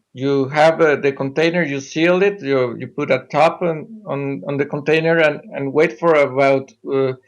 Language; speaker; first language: English; non-native, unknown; Spanish